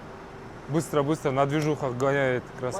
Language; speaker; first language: Russian; non-native, local second language; Kyrgyz